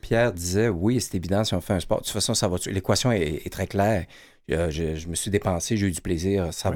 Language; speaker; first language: French; native; French